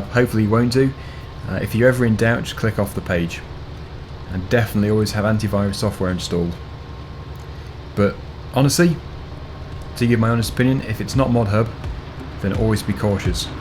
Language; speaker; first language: English; native; English